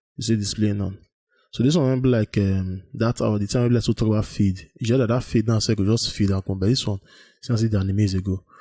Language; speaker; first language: Nigerian Pidgin; native; Nigerian Pidgin